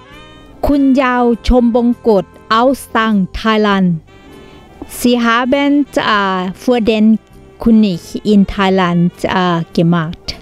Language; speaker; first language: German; non-native, learner; Thai